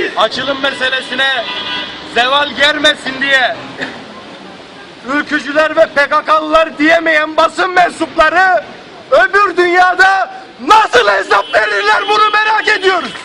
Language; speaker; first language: Turkish; native; Turkish